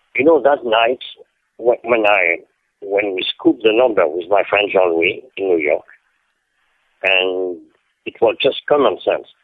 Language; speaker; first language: English; non-native, fluent; French